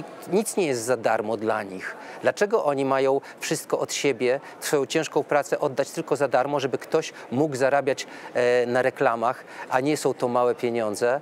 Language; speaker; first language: Polish; native; Polish